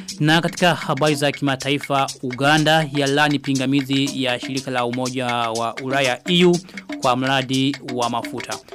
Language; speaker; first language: Swahili; non-native, local second language; Rundi